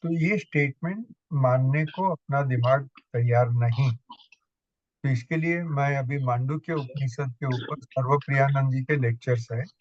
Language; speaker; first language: Hindi; non-native, local second language; Gujarati